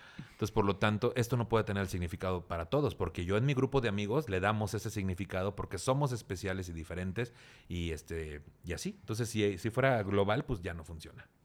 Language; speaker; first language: Spanish; native; Spanish